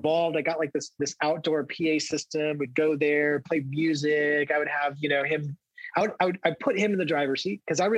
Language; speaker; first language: English; native; English